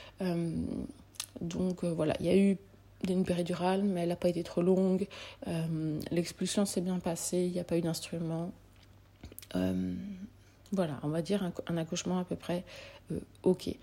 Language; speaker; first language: French; native; French